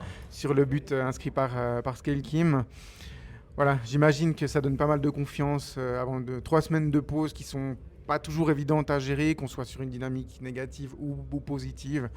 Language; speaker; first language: French; native; French